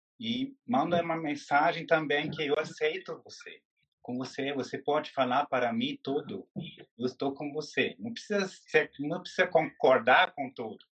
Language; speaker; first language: Portuguese; non-native, fluent; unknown